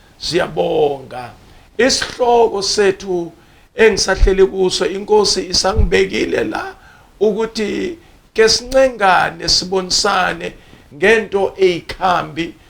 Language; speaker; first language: Zulu; non-native, local second language; Xhosa